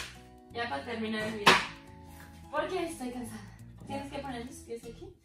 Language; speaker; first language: Spanish; early bilingual, heritage; Spanish